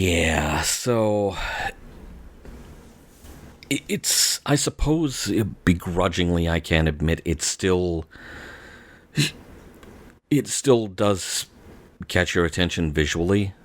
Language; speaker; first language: English; native; English